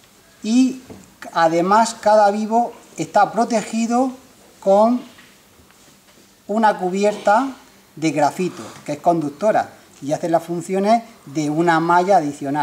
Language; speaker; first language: Spanish; native; Spanish